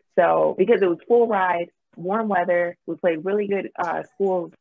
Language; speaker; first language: English; native; English